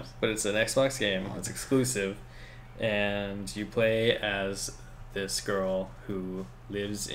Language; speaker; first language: English; native; English